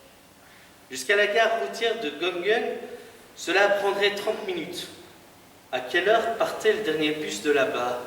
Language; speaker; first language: French; native; French